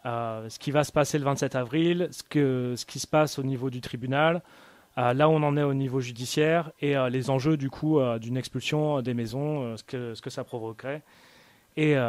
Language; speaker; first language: French; native; French